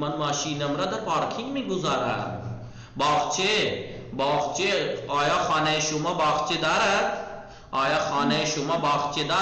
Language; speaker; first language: Persian; non-native, fluent; Urdu